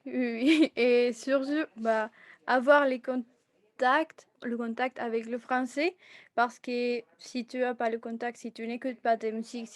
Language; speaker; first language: French; non-native, fluent; Spanish